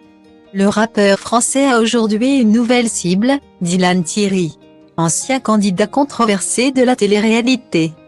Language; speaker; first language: French; native; French